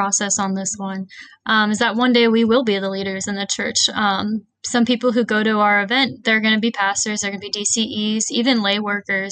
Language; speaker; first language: English; native; English